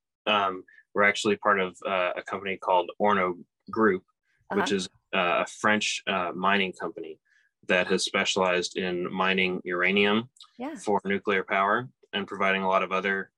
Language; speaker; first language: English; native; English